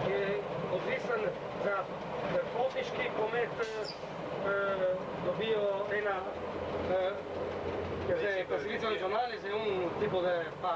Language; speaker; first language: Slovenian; non-native, learner; Italian